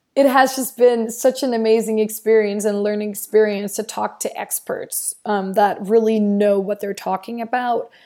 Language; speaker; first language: English; non-native, fluent; Danish